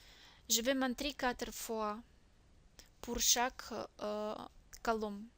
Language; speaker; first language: French; non-native, learner; Russian